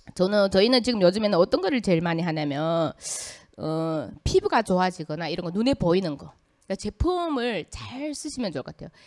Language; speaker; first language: Korean; early bilingual, heritage; Korean